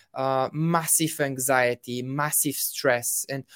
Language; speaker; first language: English; non-native, fluent; Bulgarian